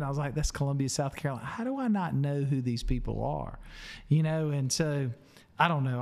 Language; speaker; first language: English; native; English